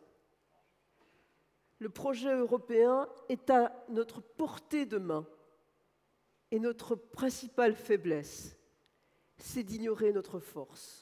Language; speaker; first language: French; native; French